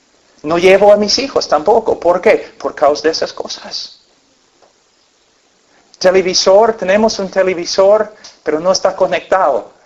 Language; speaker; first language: Spanish; non-native, fluent; English